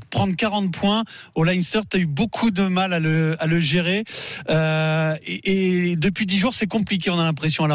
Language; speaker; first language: French; native; French